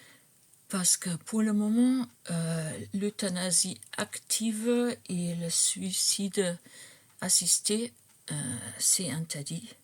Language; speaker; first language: French; non-native, fluent; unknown